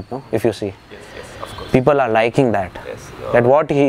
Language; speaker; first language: Kannada; non-native, learner; Nepali